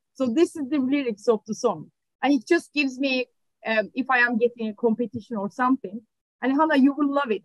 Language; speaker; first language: English; non-native, fluent; Turkish